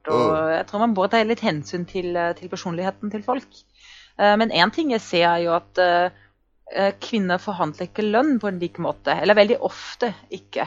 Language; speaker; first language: Norwegian; non-native, fluent; German